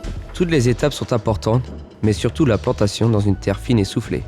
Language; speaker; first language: French; native; French